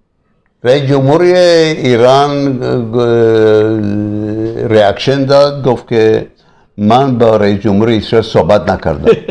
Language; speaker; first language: Persian; early bilingual, other home language; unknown